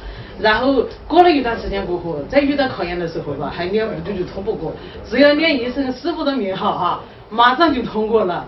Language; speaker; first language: Chinese; native; Chinese